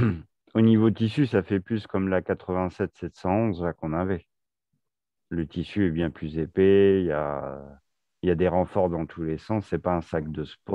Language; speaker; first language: French; native; French